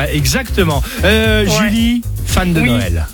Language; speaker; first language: French; native; French